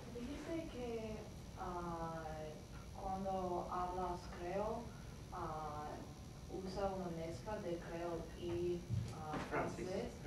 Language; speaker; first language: Spanish; non-native, learner; English